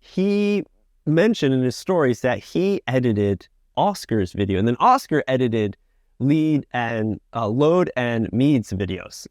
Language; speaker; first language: English; native; English